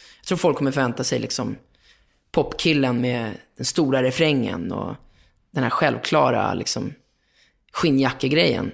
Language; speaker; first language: Swedish; native; Swedish